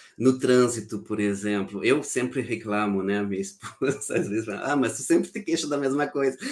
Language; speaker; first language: Portuguese; non-native, fluent; French